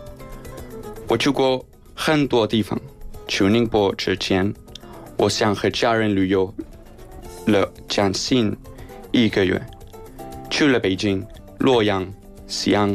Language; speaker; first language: Chinese; non-native, learner; Spanish